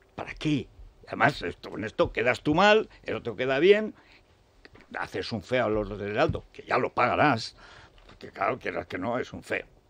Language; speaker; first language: Spanish; native; Spanish